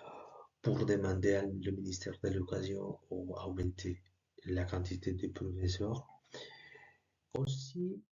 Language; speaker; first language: French; non-native, learner; Spanish